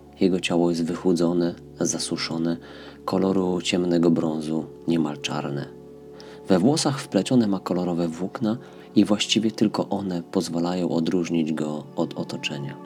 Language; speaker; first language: Polish; native; Polish